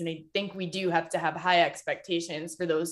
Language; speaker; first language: English; native; English